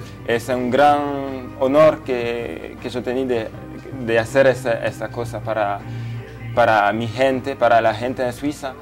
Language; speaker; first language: Spanish; non-native, fluent; French